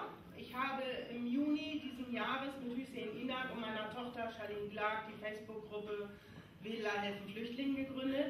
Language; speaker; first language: German; native; German